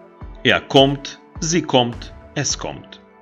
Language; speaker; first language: German; non-native, fluent; Macedonian